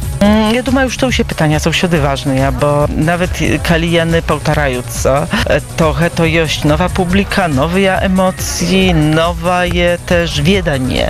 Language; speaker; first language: Polish; non-native, local second language; Belarusian